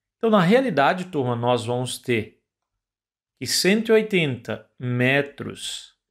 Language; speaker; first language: Portuguese; native; Portuguese